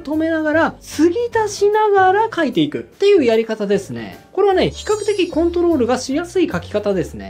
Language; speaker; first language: Japanese; native; Japanese